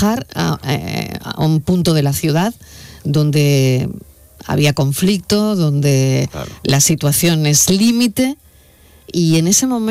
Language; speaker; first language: Spanish; native; Spanish